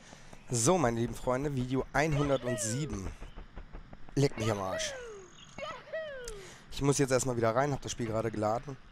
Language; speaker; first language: German; native; German